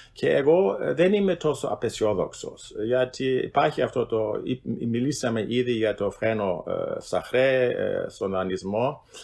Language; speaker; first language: Greek; non-native, fluent; German